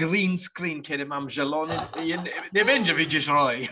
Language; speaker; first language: Polish; non-native, learner; English